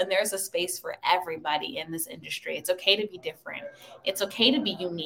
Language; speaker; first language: English; native; English